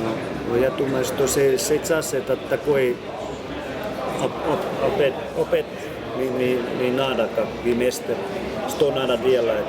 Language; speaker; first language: Russian; non-native, learner; Finnish